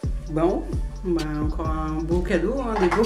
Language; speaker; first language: French; native; French